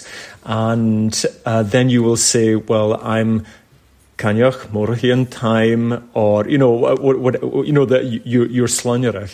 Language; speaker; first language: English; native; English